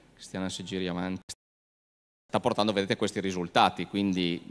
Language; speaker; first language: Italian; native; Italian